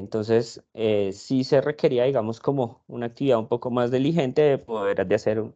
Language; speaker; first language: Spanish; native; Spanish